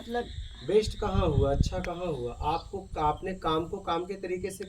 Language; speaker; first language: Hindi; native; Hindi